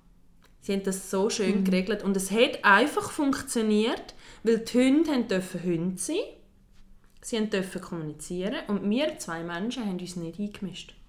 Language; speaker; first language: German; native; German